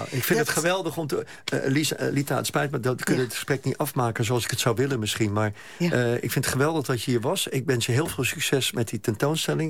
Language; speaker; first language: Dutch; native; Dutch